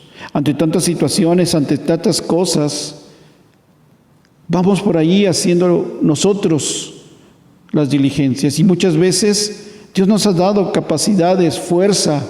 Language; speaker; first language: Spanish; native; Spanish